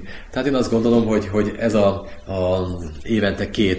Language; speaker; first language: Hungarian; native; Hungarian